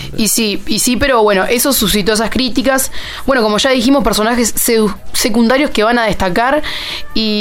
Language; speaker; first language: Spanish; native; Spanish